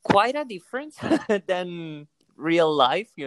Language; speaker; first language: English; non-native, fluent; Italian